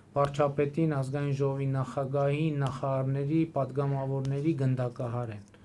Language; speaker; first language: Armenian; native; Armenian